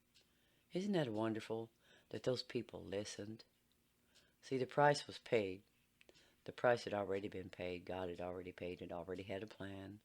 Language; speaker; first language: English; native; English